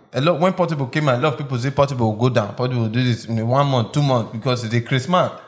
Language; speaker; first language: English; non-native, local second language; Yoruba